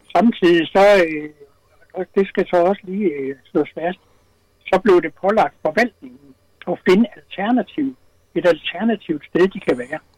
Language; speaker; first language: Danish; native; Danish